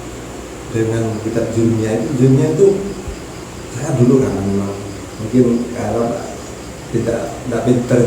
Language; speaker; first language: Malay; non-native, local second language; Javanese